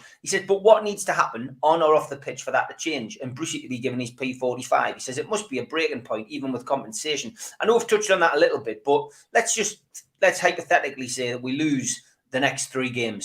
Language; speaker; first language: English; native; English